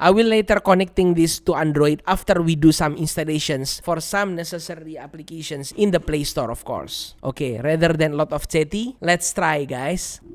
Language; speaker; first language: English; non-native, learner; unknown